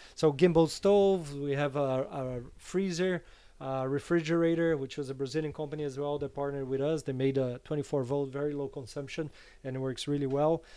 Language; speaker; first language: English; non-native, fluent; Portuguese